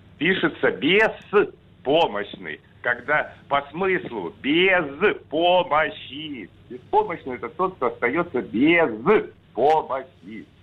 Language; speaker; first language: Russian; native; Russian